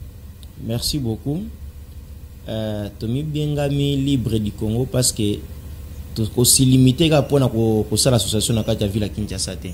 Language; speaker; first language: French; non-native, local second language; Lingala